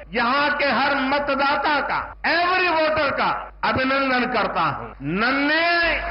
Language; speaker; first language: Hindi; non-native, local second language; Gujarati